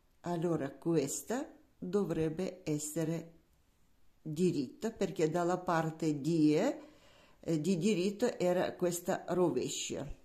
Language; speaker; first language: Italian; non-native, learner; Russian